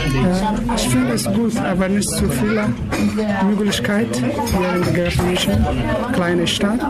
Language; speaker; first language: German; non-native, learner; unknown